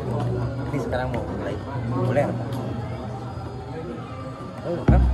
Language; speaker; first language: Indonesian; non-native, local second language; Balinese